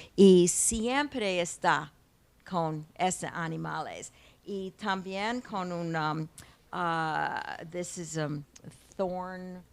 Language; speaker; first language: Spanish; non-native, learner; English